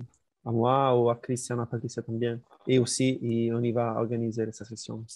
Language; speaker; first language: French; non-native, learner; Spanish